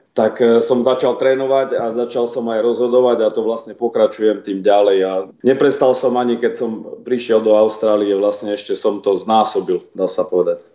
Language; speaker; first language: Slovak; native; Slovak